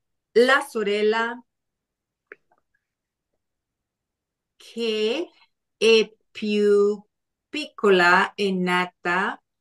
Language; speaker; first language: Italian; non-native, learner; Spanish